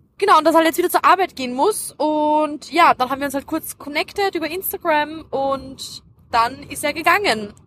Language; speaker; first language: German; early bilingual, other home language; Dutch